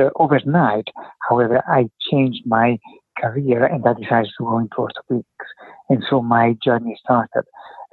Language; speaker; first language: English; non-native, fluent; Italian